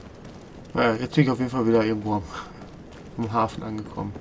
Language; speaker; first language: German; native; German